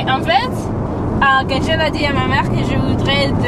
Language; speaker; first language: French; non-native, learner; Spanish